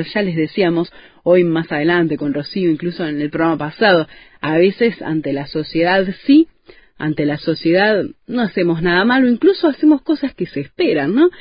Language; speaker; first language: Spanish; native; Spanish